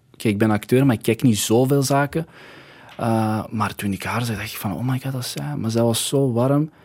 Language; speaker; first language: Dutch; early bilingual, other home language; Arabic